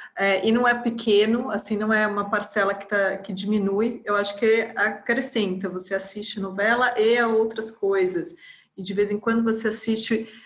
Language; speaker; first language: Portuguese; native; Portuguese